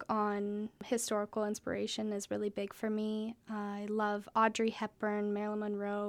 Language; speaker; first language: English; native; English